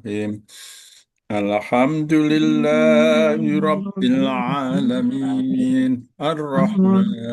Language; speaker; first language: Arabic; non-native, fluent; Indonesian